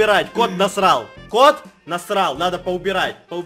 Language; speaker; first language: Russian; native; Russian